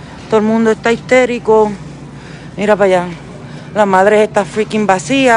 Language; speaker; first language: Spanish; early bilingual, heritage; Spanish